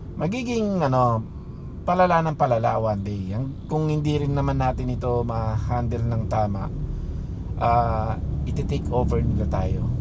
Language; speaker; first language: Filipino; non-native, local second language; Pampanga